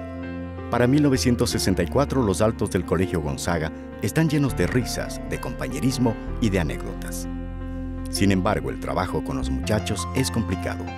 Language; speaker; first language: Spanish; native; Spanish